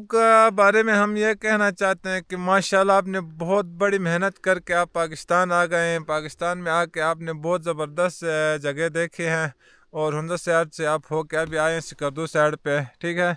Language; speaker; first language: Hindi; non-native, local second language; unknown